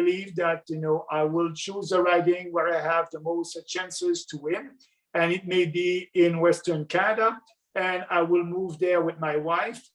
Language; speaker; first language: English; non-native, local second language; French